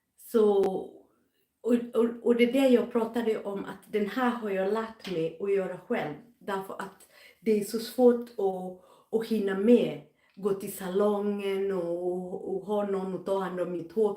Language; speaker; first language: Swedish; non-native, fluent; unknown